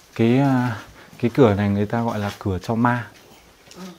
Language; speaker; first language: Vietnamese; native; Vietnamese